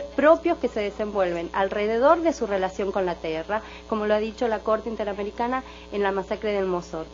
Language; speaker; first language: Spanish; native; Spanish